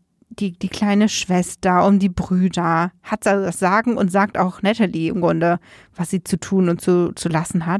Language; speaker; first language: German; native; German